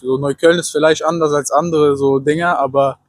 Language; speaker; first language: German; native; German